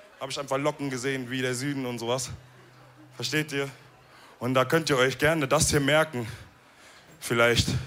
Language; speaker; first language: German; early bilingual, other home language; Wolof